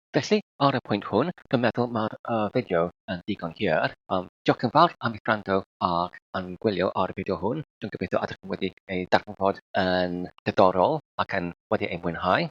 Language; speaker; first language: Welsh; non-native, learner; Filipino